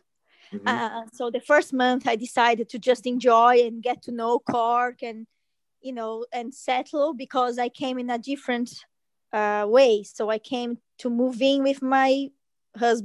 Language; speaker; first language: English; non-native, fluent; Portuguese